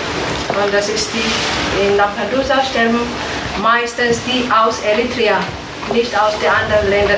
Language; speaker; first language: German; non-native, learner; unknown